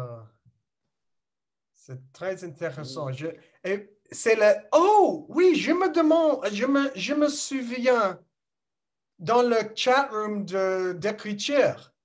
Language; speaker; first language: French; non-native, learner; English